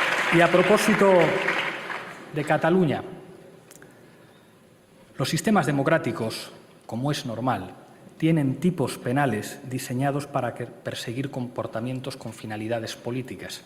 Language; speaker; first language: Spanish; native; Spanish